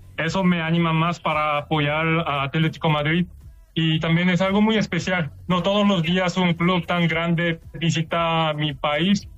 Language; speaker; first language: Spanish; non-native, learner; Korean